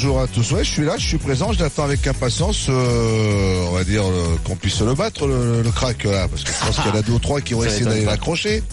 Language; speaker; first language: French; native; French